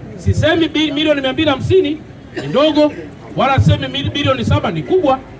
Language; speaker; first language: Swahili; native; Swahili